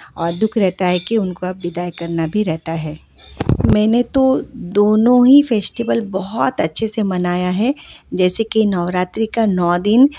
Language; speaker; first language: Hindi; non-native, local second language; Bangla